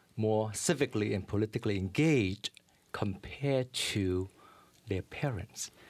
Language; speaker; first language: English; early bilingual, other home language; Vietnamese